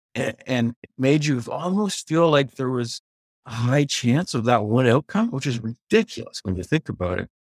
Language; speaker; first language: English; native; English